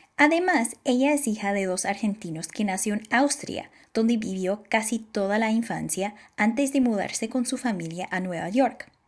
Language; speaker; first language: Spanish; non-native, fluent; English